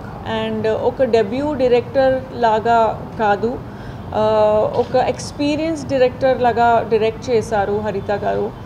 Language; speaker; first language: Telugu; non-native, learner; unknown